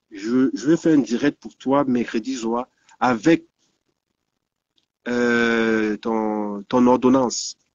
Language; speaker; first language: French; native; French